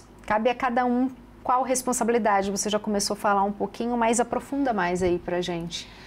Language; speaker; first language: Portuguese; native; Portuguese